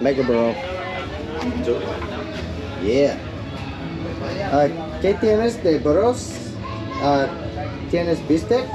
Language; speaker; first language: Spanish; non-native, learner; English